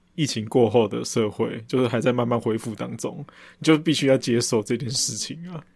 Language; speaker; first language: Chinese; native; Chinese